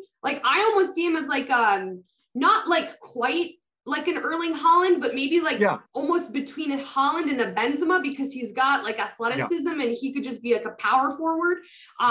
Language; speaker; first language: English; non-native, fluent; Polish